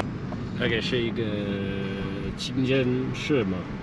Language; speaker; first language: Chinese; non-native, fluent; English